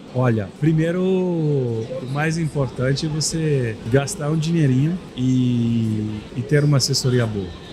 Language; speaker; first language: Portuguese; non-native, fluent; Italian